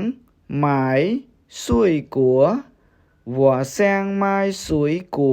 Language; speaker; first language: Chinese; non-native, fluent; Khmer